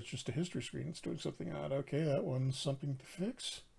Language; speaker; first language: English; native; English